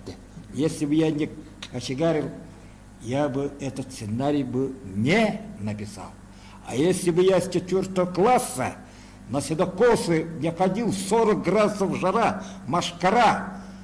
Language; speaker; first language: Russian; non-native, local second language; Yakut